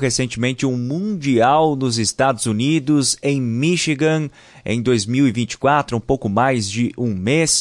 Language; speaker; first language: Portuguese; native; Portuguese